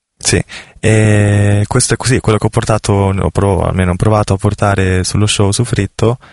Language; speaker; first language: Italian; native; Italian